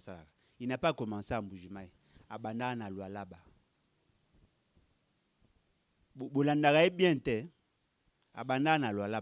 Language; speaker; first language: French; non-native, local second language; Lingala